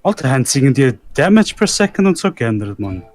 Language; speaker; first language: German; native; German